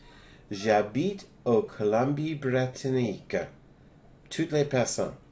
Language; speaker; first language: French; non-native, learner; English